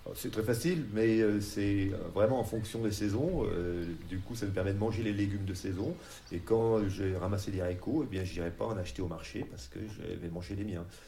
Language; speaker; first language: French; native; French